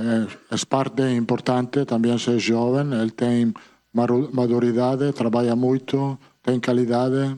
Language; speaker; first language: Portuguese; non-native, fluent; Italian